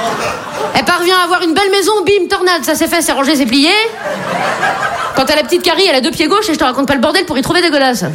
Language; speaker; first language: French; native; French